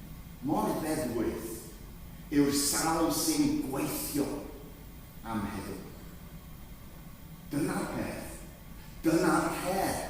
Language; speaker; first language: Welsh; non-native, fluent; English